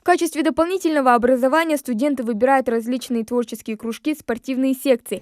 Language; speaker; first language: Russian; native; Russian